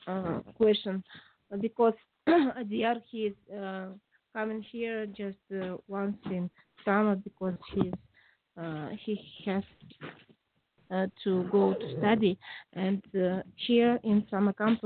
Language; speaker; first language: English; non-native, learner; Kazakh